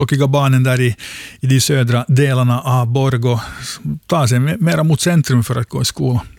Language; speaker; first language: Swedish; native; Swedish